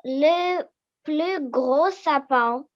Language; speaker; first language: French; non-native, learner; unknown